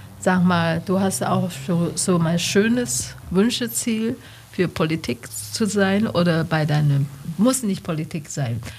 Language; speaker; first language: German; non-native, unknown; Chinese